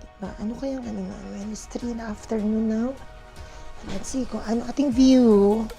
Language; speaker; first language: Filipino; native; Filipino